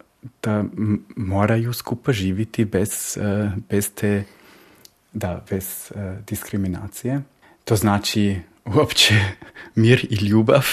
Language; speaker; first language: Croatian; early bilingual, heritage; Croatian